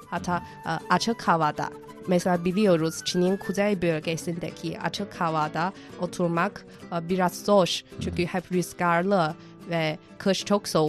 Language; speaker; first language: Turkish; non-native, fluent; Chinese